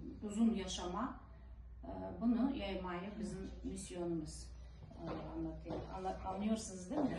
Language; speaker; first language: Turkish; non-native, fluent; Russian